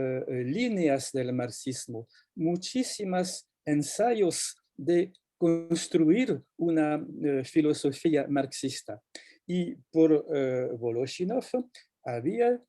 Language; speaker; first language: Spanish; non-native, fluent; French